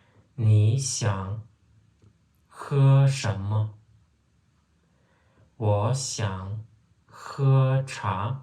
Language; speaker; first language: Chinese; non-native, fluent; Turkmen